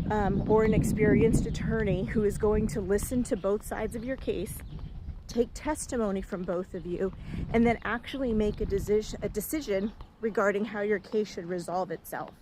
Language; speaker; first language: English; native; English